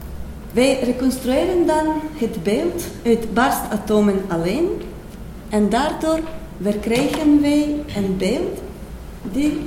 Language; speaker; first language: Dutch; non-native, fluent; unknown